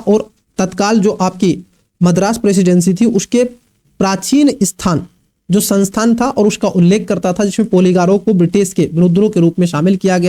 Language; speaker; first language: Hindi; native; Hindi